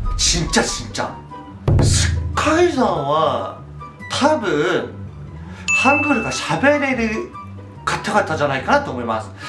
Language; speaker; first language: Japanese; non-native, fluent; Korean